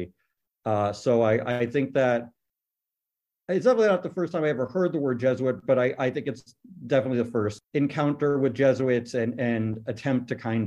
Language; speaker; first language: English; native; English